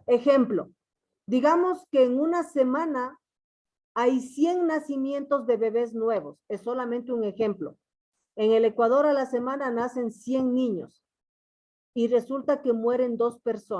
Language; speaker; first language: Spanish; native; Spanish